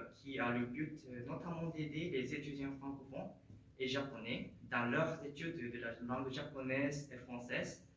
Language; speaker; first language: French; non-native, fluent; Japanese